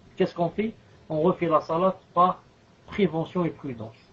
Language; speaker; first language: French; non-native, local second language; Arabic